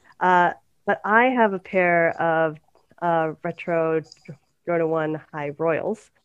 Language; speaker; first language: English; native; English